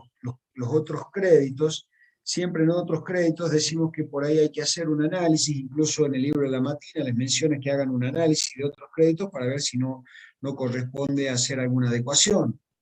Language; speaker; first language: Spanish; native; Spanish